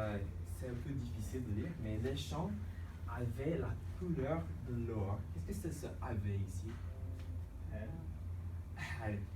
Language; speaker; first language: French; non-native, fluent; English